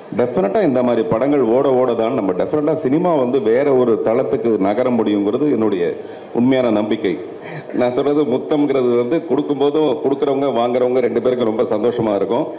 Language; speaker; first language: Tamil; native; Tamil